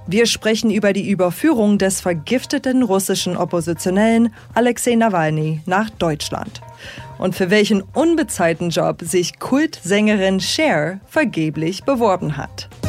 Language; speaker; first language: German; native; German